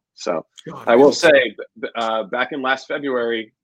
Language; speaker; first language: English; native; English